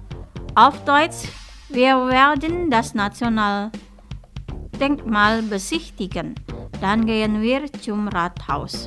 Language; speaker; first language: German; non-native, fluent; Indonesian